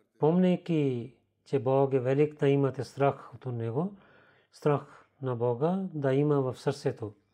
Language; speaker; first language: Bulgarian; non-native, learner; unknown